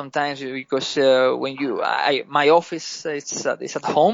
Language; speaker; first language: English; non-native, fluent; Spanish